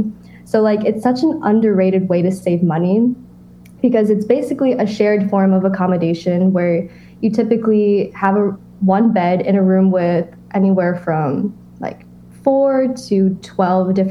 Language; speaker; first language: English; native; English